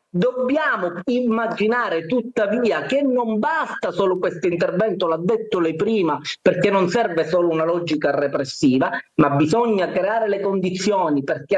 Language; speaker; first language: Italian; native; Italian